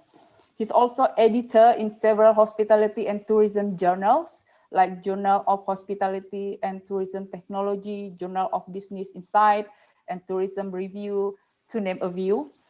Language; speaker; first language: English; non-native, fluent; Indonesian